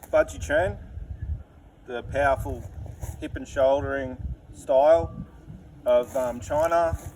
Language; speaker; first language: English; native; English